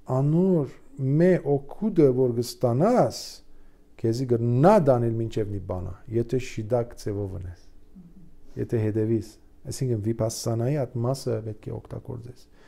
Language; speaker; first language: Armenian; early bilingual, heritage; Armenian